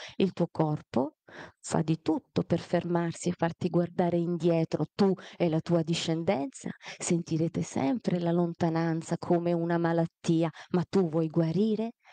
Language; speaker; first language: Italian; early bilingual, other home language; Amharic